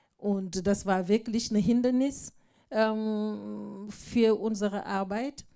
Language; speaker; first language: German; non-native, fluent; Fula